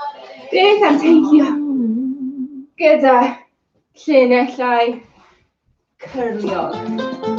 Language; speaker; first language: Welsh; non-native, local second language; English